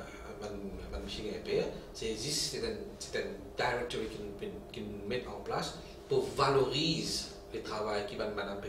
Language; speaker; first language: French; non-native, local second language; Morisyen